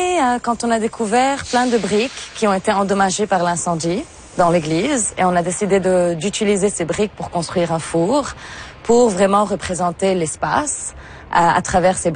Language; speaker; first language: French; non-native, local second language; Arabic